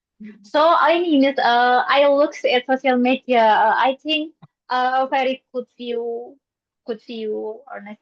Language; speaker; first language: English; non-native, learner; Indonesian